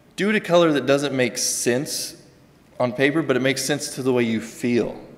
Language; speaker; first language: English; native; English